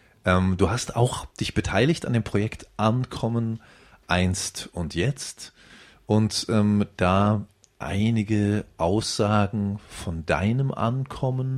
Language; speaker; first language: German; native; German